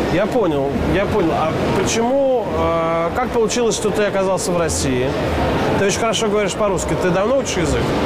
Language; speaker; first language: Russian; native; Russian